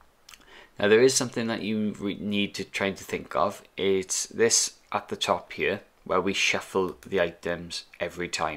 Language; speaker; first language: English; native; English